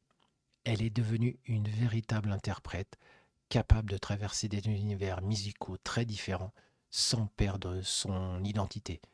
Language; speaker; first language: French; native; French